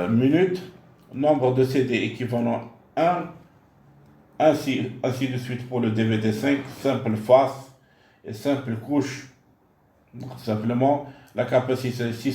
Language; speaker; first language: French; non-native, local second language; Arabic